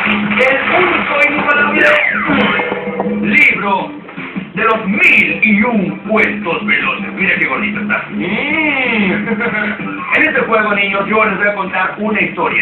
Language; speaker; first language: Spanish; native; Spanish